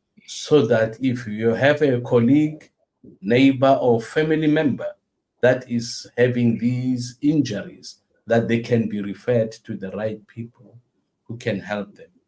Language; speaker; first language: English; non-native, local second language; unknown